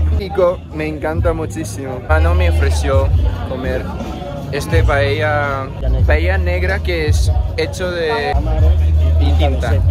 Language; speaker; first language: Spanish; non-native, learner; Filipino